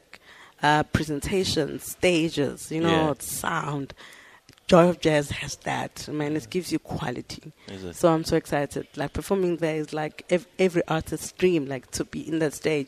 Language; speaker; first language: English; non-native, local second language; Zulu